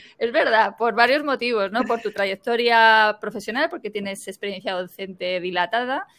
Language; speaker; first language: Spanish; native; Spanish